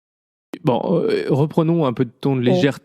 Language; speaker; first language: French; native; French